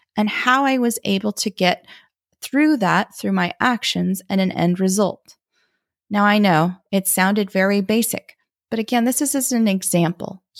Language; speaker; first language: English; early bilingual, other home language; German